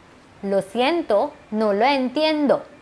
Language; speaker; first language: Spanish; non-native, learner; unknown